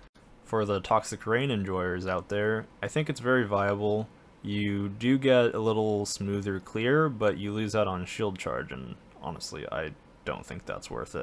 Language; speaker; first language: English; native; English